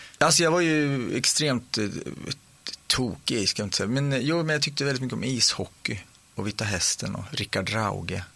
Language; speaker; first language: Swedish; native; Swedish